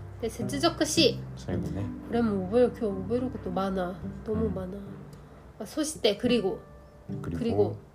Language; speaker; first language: Korean; non-native, learner; Japanese